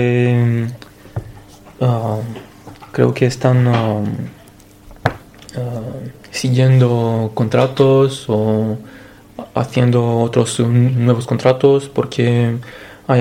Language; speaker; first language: Spanish; non-native, fluent; Romanian